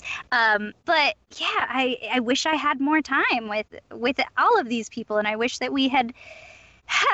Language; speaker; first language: English; native; English